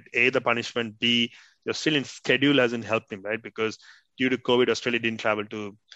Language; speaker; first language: English; non-native, local second language; Tamil